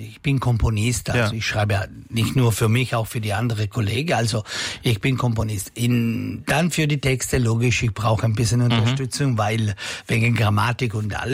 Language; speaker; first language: German; non-native, learner; Italian